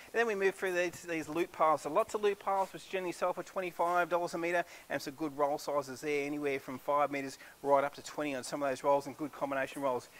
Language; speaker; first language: English; native; English